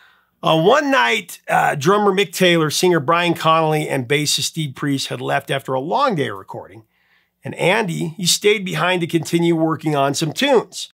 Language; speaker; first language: English; native; English